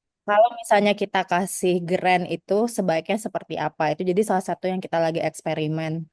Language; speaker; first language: Indonesian; native; Indonesian